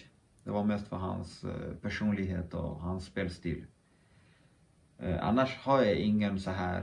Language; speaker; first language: Swedish; early bilingual, other home language; Kurdish